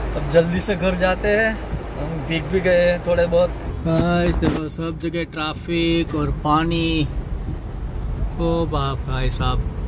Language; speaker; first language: Hindi; non-native, local second language; Gujarati